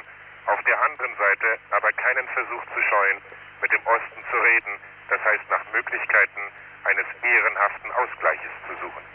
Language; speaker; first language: German; native; German